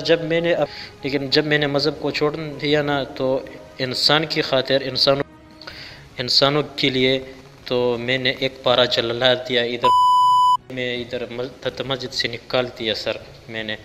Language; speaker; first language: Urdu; non-native, local second language; Pashto